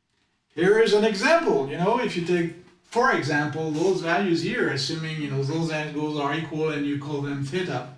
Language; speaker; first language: English; non-native, fluent; French